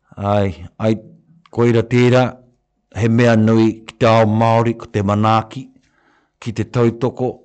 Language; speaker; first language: Māori; non-native, local second language; English